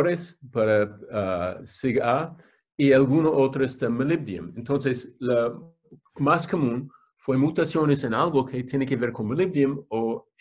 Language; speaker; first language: Spanish; non-native, fluent; English